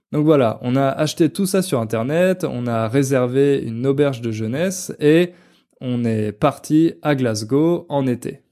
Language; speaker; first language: French; native; French